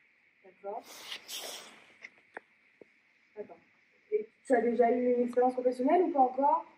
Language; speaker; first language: French; native; French